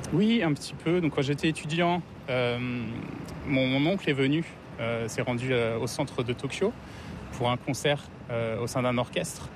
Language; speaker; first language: French; native; French